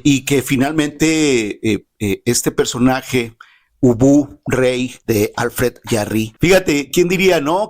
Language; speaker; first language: Spanish; native; Spanish